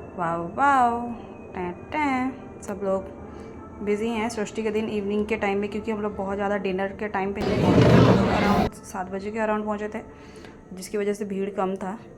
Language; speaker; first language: Hindi; non-native, local second language; Bangla